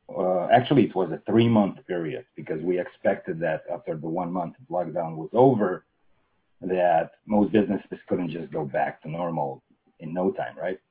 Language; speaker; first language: English; non-native, fluent; Russian